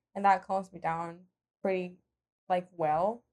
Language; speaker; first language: English; non-native, fluent; Spanish